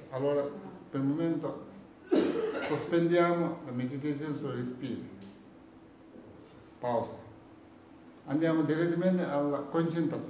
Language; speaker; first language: Italian; non-native, learner; Tibetan